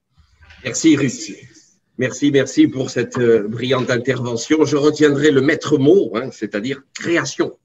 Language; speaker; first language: French; native; French